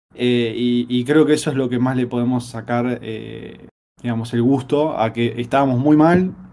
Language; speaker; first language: Spanish; native; Spanish